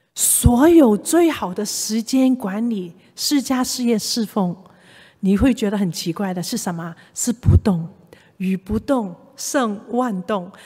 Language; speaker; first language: Chinese; non-native, local second language; Cantonese